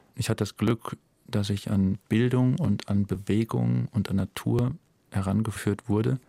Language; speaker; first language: German; native; German